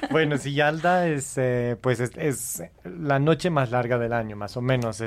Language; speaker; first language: Spanish; non-native, fluent; English